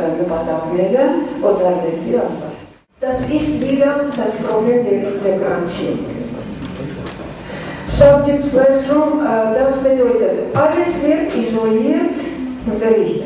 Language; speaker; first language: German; non-native, fluent; Armenian